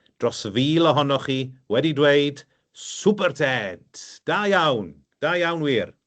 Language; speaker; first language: Welsh; native; Welsh